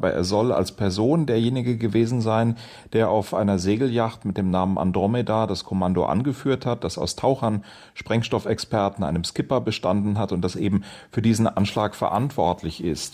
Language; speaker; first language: German; native; German